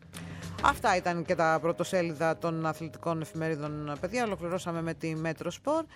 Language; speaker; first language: Greek; native; Greek